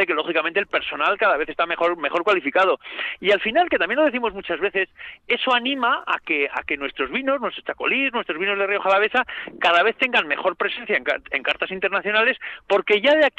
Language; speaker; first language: Spanish; native; Spanish